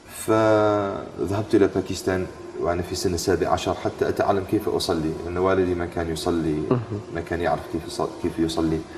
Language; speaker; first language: Arabic; non-native, fluent; English